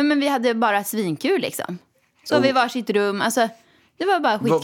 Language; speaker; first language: Swedish; native; Swedish